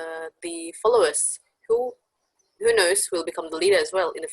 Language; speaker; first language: English; non-native, fluent; Indonesian